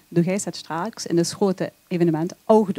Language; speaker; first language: Dutch; native; Dutch